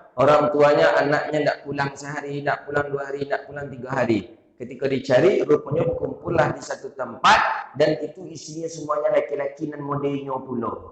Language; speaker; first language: Malay; non-native, local second language; Minangkabau